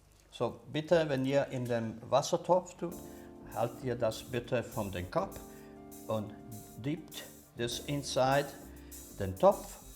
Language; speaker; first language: German; early bilingual, other home language; Italian